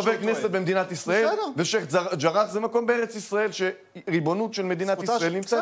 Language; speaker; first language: Hebrew; native; Hebrew